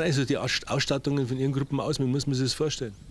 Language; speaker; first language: German; native; German